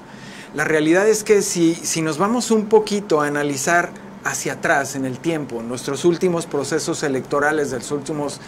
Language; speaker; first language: Spanish; native; Spanish